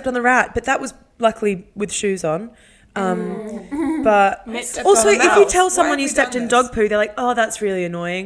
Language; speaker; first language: English; native; English